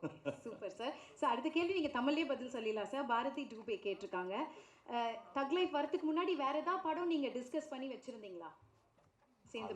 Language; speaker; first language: Tamil; native; Tamil